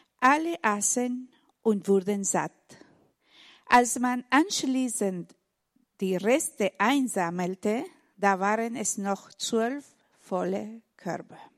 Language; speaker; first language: German; non-native, learner; Spanish